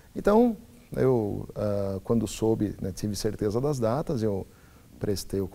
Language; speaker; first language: Portuguese; native; Portuguese